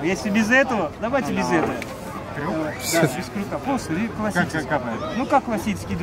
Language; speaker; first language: Russian; native; Russian